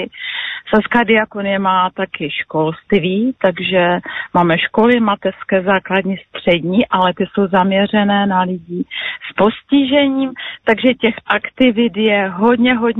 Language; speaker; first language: Czech; non-native, local second language; Polish